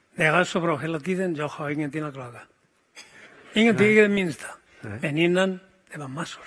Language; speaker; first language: Swedish; non-native, fluent; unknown